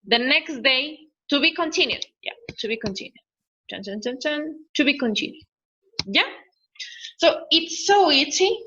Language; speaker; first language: English; non-native, learner; Spanish